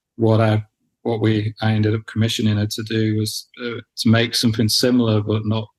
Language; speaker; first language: English; native; English